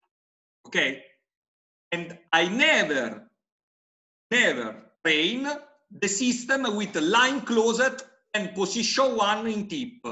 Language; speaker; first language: English; non-native, fluent; Italian